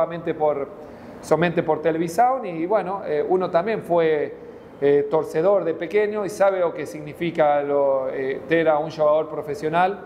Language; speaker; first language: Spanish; non-native, fluent; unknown